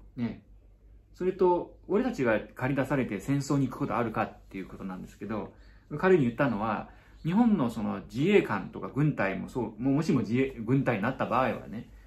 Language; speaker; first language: Japanese; non-native, fluent; Chinese